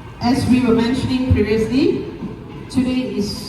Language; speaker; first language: English; non-native, local second language; Tamil